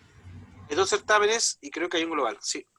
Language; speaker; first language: Spanish; native; Spanish